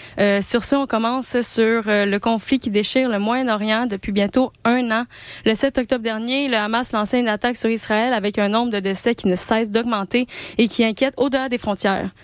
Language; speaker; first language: French; native; French